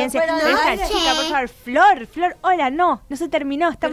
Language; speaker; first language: Spanish; native; Spanish